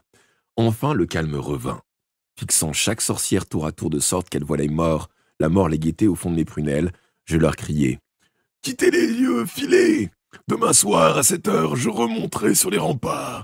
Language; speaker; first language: French; native; French